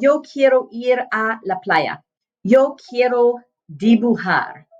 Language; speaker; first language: Spanish; non-native, fluent; English